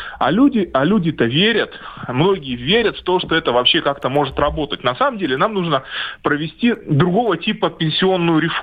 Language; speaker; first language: Russian; native; Russian